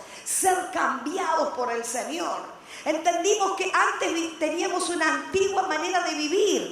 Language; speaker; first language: Spanish; native; Spanish